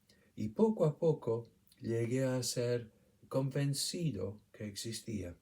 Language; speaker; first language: Spanish; non-native, fluent; English